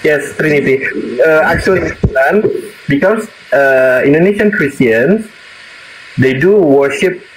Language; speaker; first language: English; non-native, learner; Indonesian